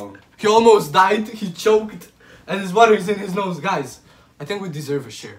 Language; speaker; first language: English; non-native, fluent; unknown